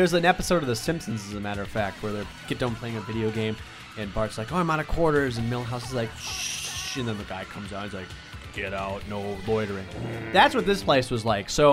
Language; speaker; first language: English; native; English